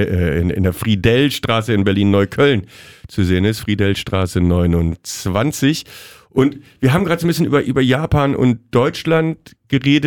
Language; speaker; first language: German; native; German